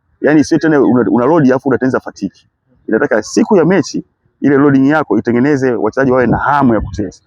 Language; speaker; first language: Swahili; native; Swahili